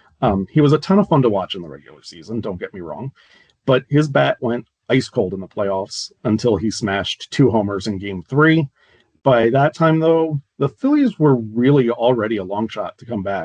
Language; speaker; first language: English; native; English